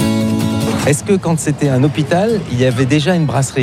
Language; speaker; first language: French; native; French